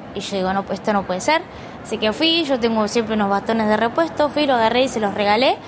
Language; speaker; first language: Spanish; native; Spanish